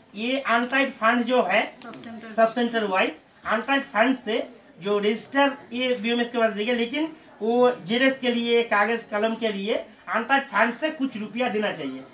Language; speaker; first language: Hindi; non-native, local second language; Bangla